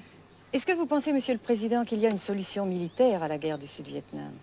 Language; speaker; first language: French; native; French